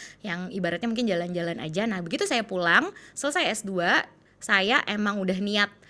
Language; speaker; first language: Indonesian; native; Indonesian